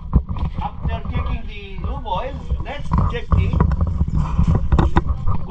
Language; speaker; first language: English; non-native, local second language; Filipino